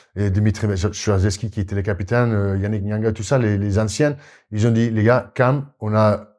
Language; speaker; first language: French; non-native, fluent; Afrikaans